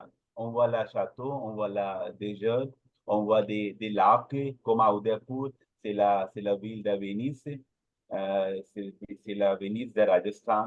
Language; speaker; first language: French; non-native, learner; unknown